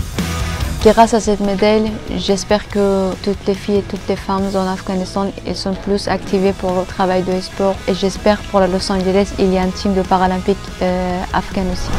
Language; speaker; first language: French; non-native, learner; Persian